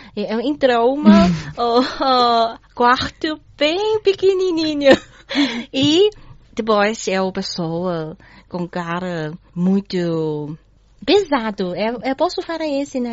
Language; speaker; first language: Portuguese; non-native, learner; Chinese